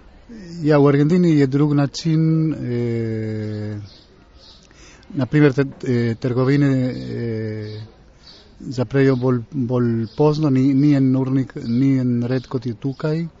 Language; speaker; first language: Slovenian; early bilingual, heritage; Slovenian